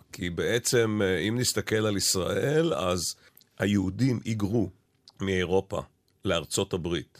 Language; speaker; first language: Hebrew; native; Hebrew